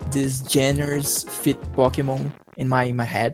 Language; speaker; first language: English; non-native, fluent; Portuguese